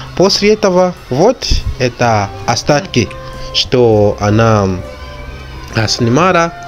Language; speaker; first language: Russian; non-native, learner; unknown